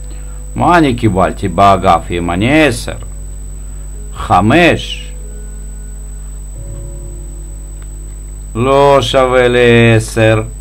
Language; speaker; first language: Hebrew; non-native, fluent; Russian